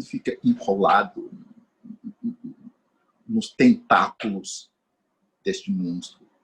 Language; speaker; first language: Portuguese; non-native, fluent; English